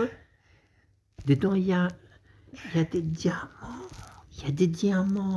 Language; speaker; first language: French; native; French